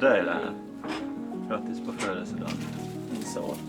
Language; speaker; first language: Swedish; native; Swedish